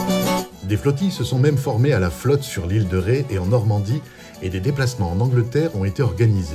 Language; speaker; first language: French; native; French